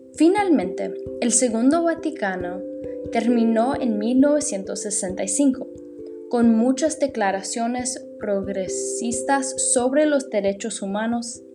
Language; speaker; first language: Spanish; non-native, fluent; English